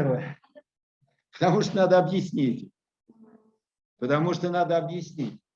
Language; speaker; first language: Russian; native; Russian